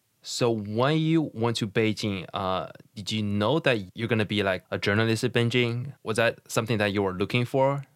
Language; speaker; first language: English; non-native, fluent; Chinese